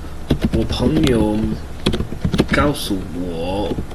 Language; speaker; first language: Chinese; non-native, learner; English